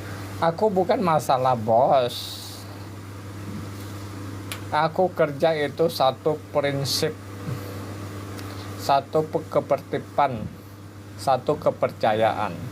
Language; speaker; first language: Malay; non-native, local second language; Hakka Chinese